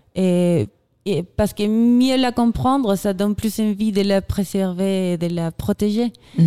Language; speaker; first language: French; non-native, fluent; Spanish